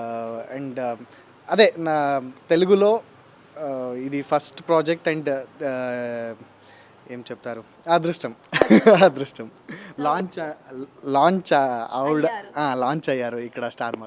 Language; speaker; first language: Telugu; non-native, learner; Kannada